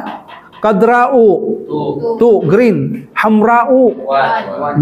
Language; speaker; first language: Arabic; non-native, fluent; Filipino